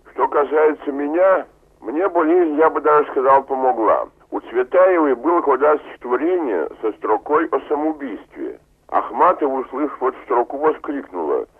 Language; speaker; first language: Russian; native; Russian